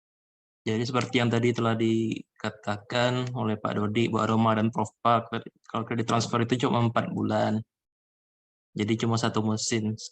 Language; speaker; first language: Indonesian; native; Indonesian